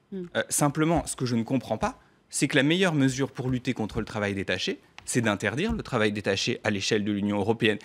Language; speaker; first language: French; native; French